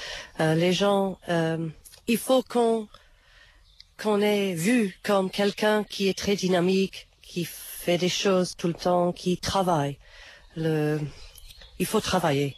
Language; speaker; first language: French; non-native, fluent; English